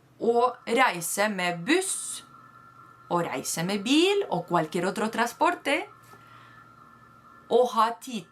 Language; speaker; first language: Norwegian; non-native, fluent; Spanish